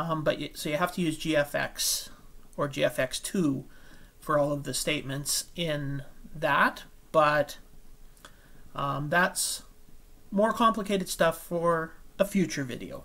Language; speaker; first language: English; native; English